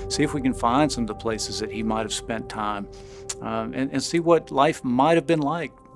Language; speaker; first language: English; native; English